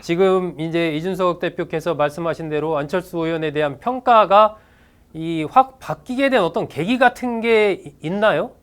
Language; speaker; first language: Korean; native; Korean